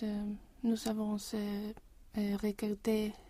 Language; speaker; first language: French; non-native, learner; Swedish